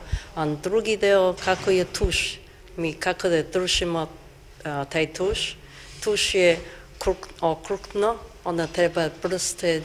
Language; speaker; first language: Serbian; non-native, learner; Chinese